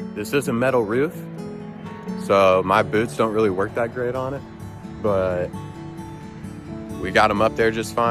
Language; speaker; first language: English; native; English